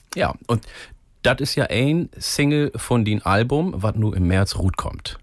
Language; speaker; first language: German; native; German